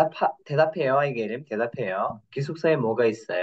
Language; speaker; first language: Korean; non-native, fluent; Kyrgyz